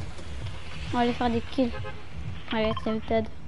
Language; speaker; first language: French; native; French